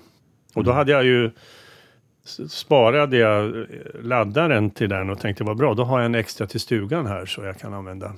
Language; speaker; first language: Swedish; native; Swedish